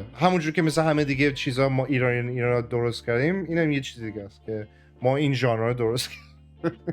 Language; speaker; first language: Persian; early bilingual, heritage; Persian